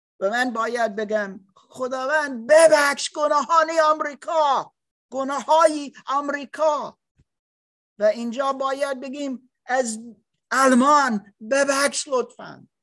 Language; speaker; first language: Persian; non-native, learner; English